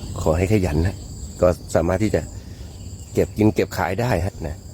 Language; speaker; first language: Thai; native; Thai